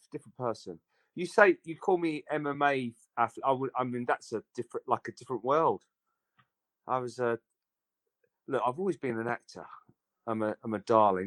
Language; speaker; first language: English; native; English